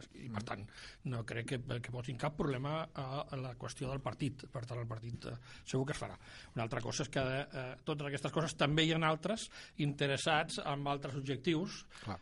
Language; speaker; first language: Catalan; native; Catalan